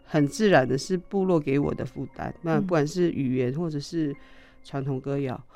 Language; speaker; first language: Chinese; non-native, local second language; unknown